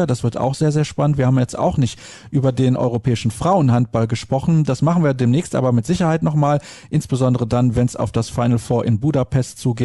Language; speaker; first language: German; native; German